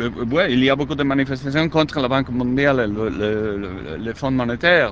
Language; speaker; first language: French; non-native, learner; Spanish